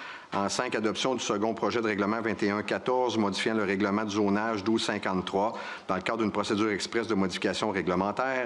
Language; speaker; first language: French; native; French